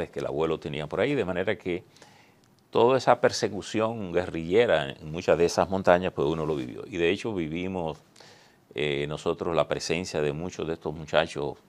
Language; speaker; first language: Spanish; native; Spanish